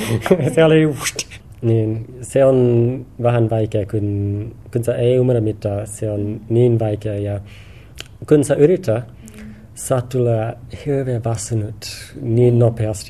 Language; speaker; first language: Finnish; non-native, learner; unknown